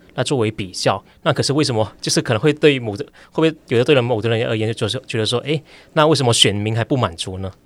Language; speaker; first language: Chinese; native; Chinese